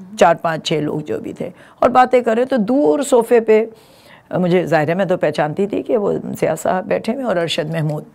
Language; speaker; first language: Urdu; native; Urdu